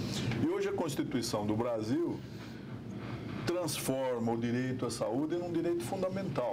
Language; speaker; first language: Portuguese; native; Portuguese